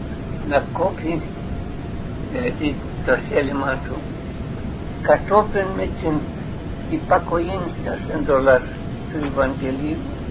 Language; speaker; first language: Greek; non-native, learner; Russian